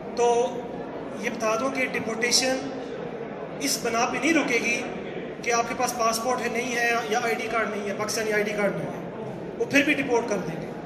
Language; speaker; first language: Urdu; non-native, local second language; Punjabi